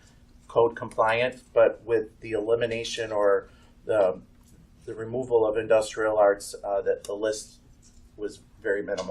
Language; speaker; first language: English; native; English